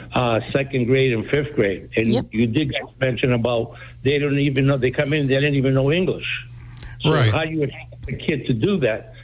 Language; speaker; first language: English; non-native, fluent; Greek